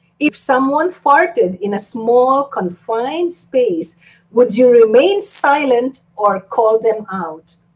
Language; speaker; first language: English; non-native, local second language; Filipino